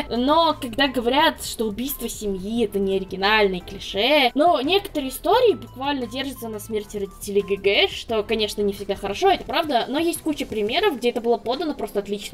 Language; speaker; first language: Russian; native; Russian